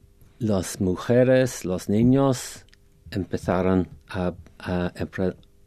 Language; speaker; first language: Spanish; non-native, fluent; English